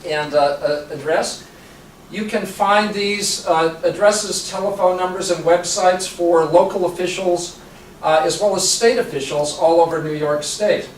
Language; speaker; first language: English; native; English